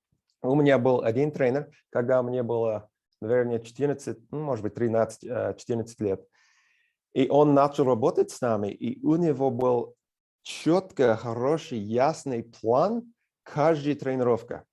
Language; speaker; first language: Russian; non-native, fluent; English